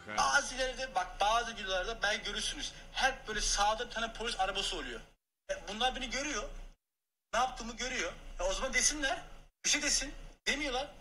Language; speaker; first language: Turkish; early bilingual, heritage; Turkish